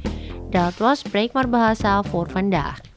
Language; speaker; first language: Dutch; non-native, fluent; Indonesian